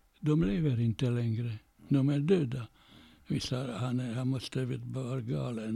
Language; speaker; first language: Swedish; non-native, fluent; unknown